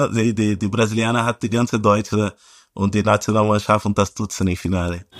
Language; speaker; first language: German; non-native, fluent; Portuguese